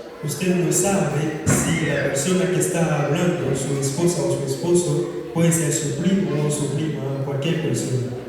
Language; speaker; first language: Spanish; non-native, fluent; Haitian Creole